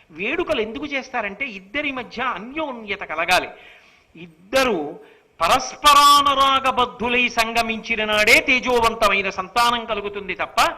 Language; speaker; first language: Telugu; native; Telugu